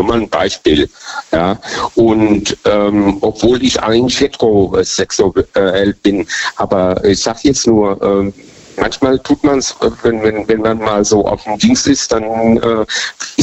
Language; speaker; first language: German; native; German